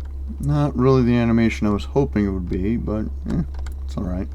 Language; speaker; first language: English; native; English